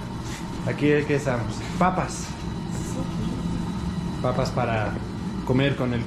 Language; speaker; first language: Spanish; non-native, learner; English